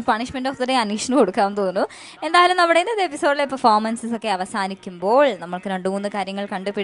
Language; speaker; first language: Malayalam; native; Malayalam